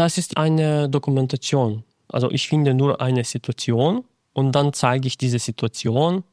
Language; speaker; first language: German; non-native, fluent; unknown